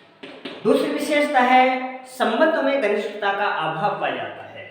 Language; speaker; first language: Hindi; native; Hindi